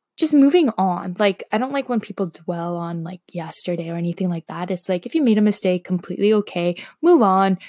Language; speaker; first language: English; non-native, fluent; Slovak